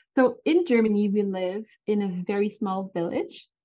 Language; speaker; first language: English; non-native, fluent; French